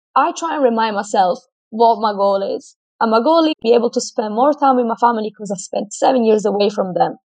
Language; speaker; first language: English; non-native, fluent; Italian